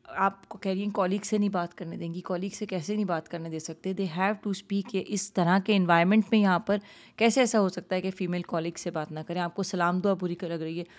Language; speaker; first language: Urdu; native; Urdu